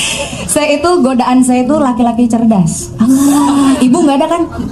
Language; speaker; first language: Indonesian; native; Indonesian